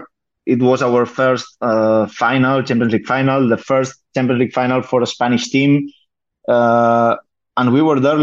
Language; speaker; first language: English; non-native, fluent; Spanish